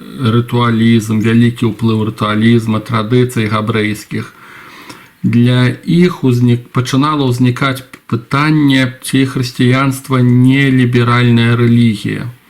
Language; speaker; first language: Belarusian; non-native, local second language; Russian